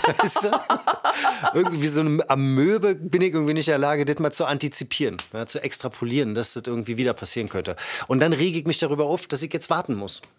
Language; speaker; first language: German; native; German